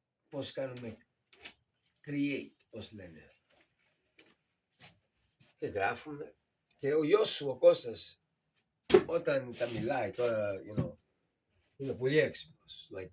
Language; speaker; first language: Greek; early bilingual, heritage; Greek